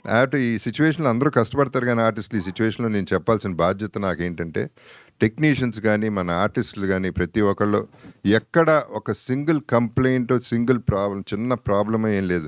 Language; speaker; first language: Telugu; native; Telugu